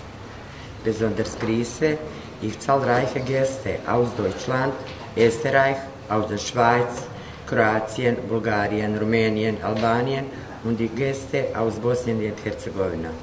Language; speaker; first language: German; non-native, learner; Croatian